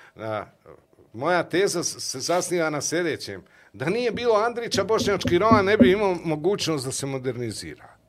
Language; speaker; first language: Bosnian; native; Bosnian